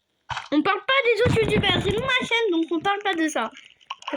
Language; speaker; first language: French; native; French